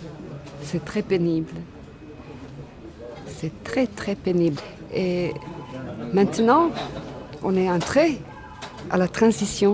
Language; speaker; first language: French; non-native, fluent; Bosnian